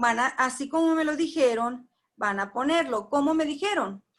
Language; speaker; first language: Spanish; native; Spanish